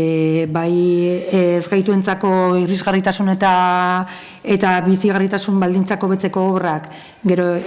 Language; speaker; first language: Basque; native; Basque